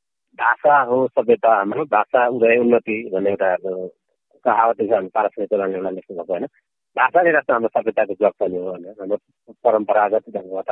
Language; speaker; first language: Nepali; native; Nepali